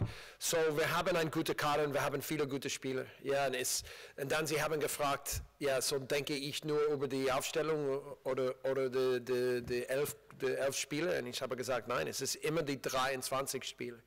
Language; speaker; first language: German; non-native, learner; English